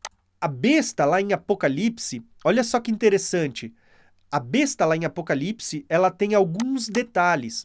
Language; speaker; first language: Portuguese; native; Portuguese